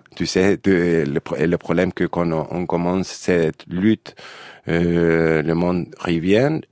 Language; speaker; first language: French; non-native, fluent; Spanish